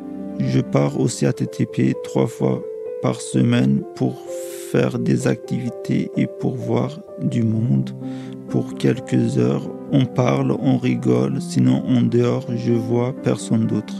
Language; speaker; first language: French; early bilingual, other home language; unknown